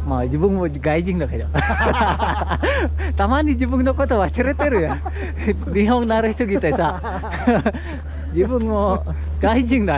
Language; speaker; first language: Japanese; non-native, fluent; Indonesian